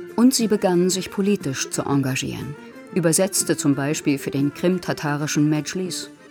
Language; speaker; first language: German; native; German